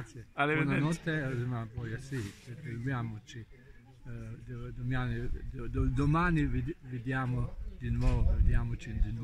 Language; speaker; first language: Italian; non-native, learner; Slovenian